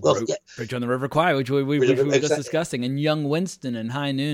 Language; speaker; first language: English; native; English